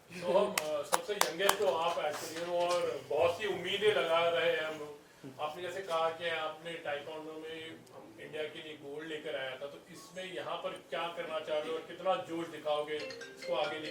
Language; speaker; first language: Hindi; native; Hindi